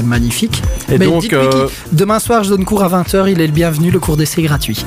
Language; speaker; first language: French; native; French